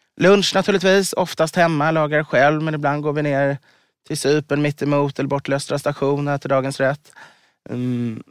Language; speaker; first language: Swedish; native; Swedish